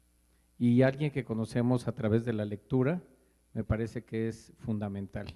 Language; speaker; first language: Spanish; native; Spanish